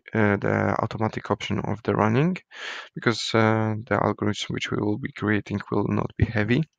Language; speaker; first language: English; non-native, fluent; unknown